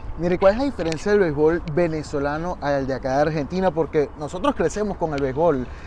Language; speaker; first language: Spanish; native; Spanish